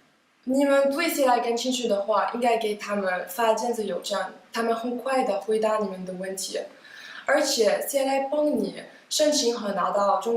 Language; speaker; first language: Chinese; non-native, fluent; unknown